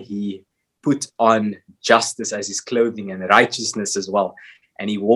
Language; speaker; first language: English; native; English